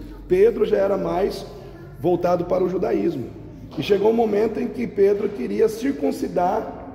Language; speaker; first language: Portuguese; native; Portuguese